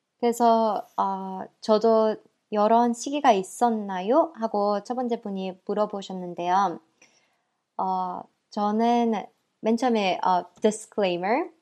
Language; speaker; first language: Korean; early bilingual, heritage; Korean